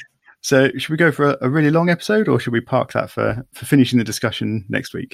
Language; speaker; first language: English; native; English